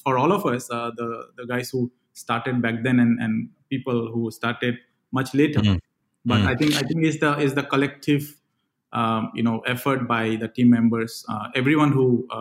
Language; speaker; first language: English; non-native, local second language; Bangla